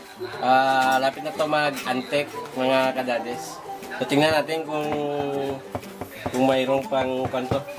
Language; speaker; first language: Filipino; non-native, local second language; Hiligaynon